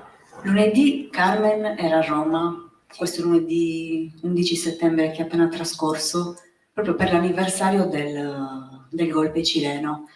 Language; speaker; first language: Italian; native; Italian